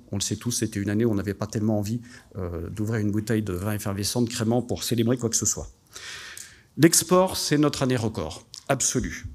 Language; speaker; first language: French; native; French